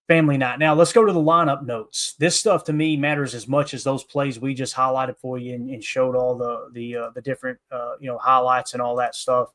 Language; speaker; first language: English; native; English